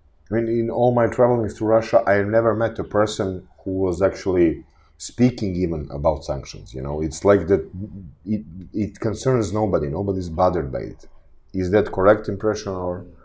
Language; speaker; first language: English; non-native, fluent; Serbian